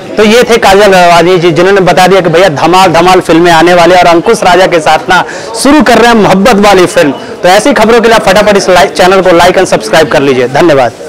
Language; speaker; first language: Hindi; native; Hindi